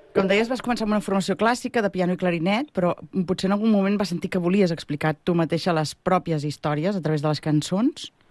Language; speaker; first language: Catalan; native; Catalan